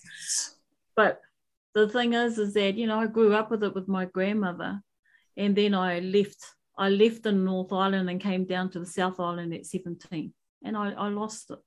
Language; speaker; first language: English; native; English